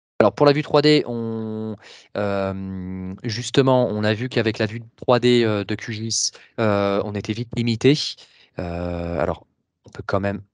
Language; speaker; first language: French; native; French